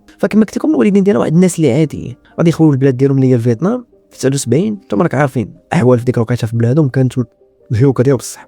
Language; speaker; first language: Arabic; native; Arabic